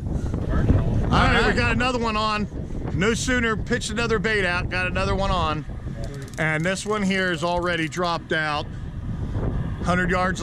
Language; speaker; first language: English; native; English